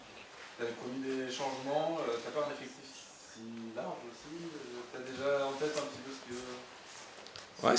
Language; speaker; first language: French; native; French